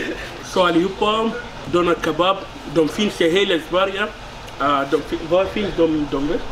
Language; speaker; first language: Swedish; non-native, learner; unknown